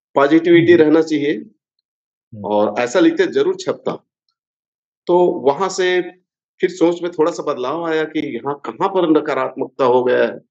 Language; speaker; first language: Hindi; native; Hindi